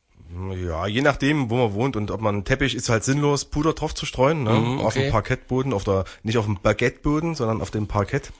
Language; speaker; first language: German; native; German